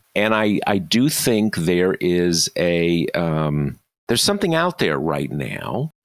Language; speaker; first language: English; native; English